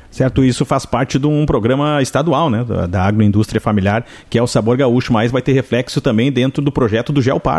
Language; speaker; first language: Portuguese; native; Portuguese